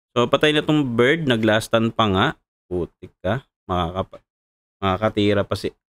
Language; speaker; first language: Filipino; native; Filipino